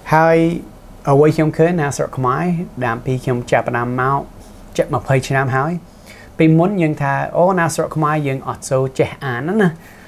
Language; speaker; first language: Khmer; non-native, fluent; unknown